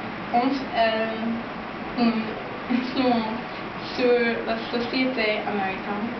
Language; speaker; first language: French; non-native, learner; English